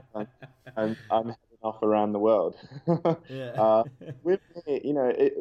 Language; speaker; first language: English; native; English